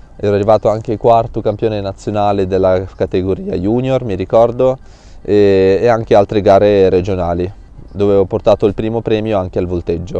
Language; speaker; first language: Italian; early bilingual, other home language; Russian